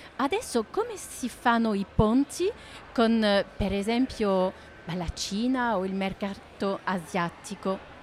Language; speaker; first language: Italian; non-native, fluent; French